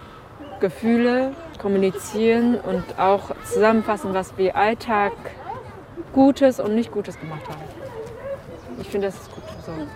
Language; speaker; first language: German; non-native, fluent; Chinese